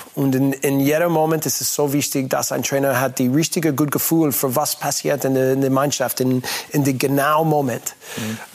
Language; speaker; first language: German; non-native, fluent; English